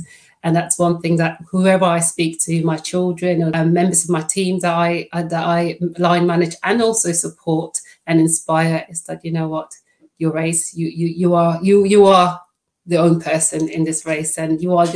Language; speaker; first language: English; non-native, fluent; Dutch